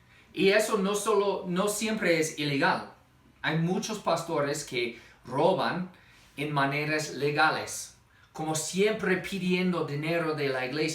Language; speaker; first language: Spanish; non-native, fluent; English